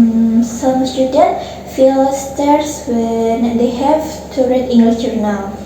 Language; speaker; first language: English; non-native, learner; Indonesian